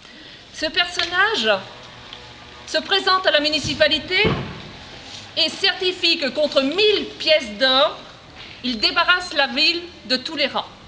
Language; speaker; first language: French; native; French